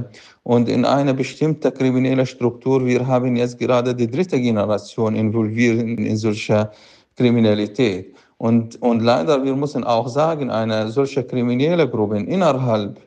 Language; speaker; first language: German; non-native, fluent; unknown